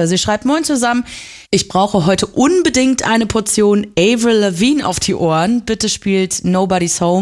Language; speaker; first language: German; native; German